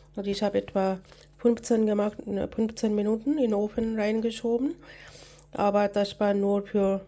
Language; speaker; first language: German; non-native, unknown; Bangla